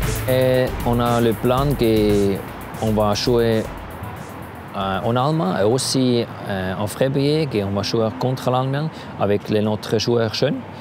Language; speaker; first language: French; non-native, learner; German